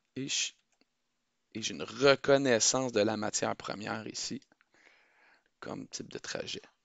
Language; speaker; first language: French; native; French